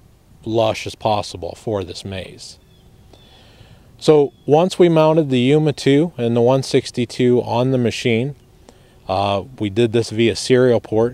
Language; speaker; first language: English; native; English